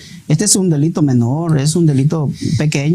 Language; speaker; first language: Spanish; native; Spanish